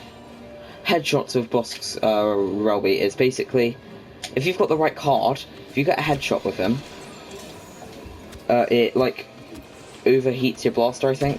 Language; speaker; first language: English; native; English